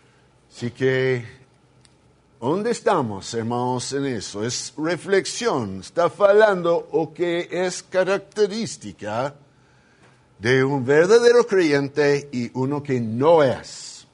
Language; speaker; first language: Spanish; non-native, fluent; English